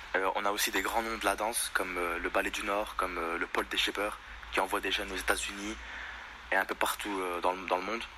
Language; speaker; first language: French; native; French